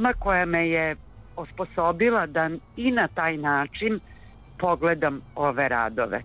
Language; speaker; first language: Serbian; native; Serbian